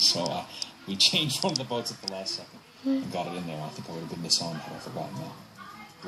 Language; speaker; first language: English; native; English